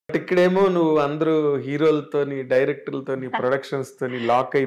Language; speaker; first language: Telugu; native; Telugu